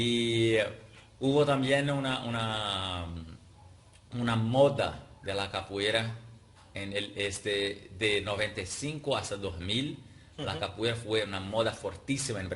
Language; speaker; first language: Spanish; non-native, fluent; Portuguese